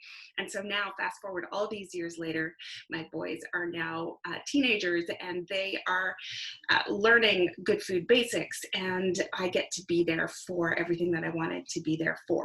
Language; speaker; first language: English; native; English